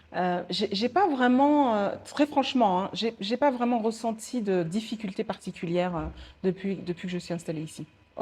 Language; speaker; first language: French; early bilingual, other home language; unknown